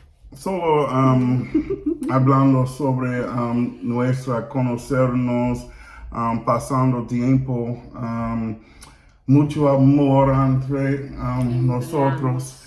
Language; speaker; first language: Spanish; non-native, learner; English